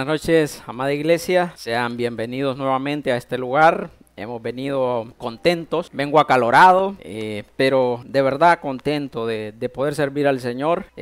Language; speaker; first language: Spanish; native; Spanish